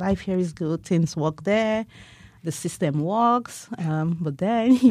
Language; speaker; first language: English; non-native, local second language; Igbo